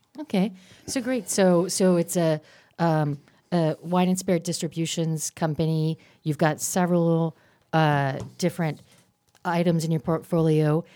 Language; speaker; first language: English; native; English